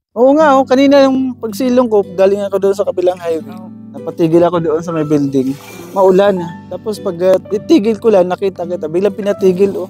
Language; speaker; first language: Filipino; non-native, local second language; Waray